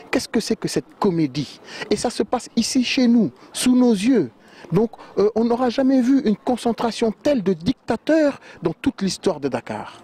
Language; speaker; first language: French; non-native, local second language; Wolof